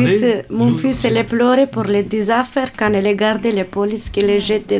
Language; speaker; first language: French; non-native, learner; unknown